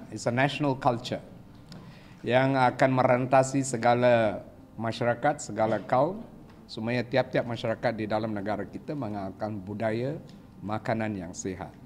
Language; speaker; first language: Malay; non-native, local second language; Tamil